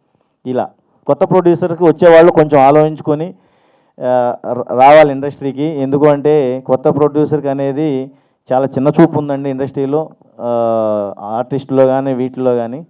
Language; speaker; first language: Telugu; native; Telugu